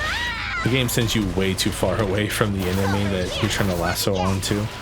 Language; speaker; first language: English; native; English